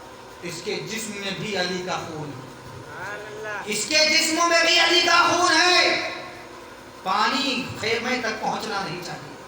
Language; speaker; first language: Urdu; native; Urdu